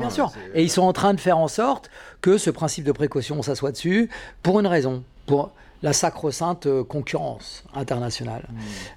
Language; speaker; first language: French; native; French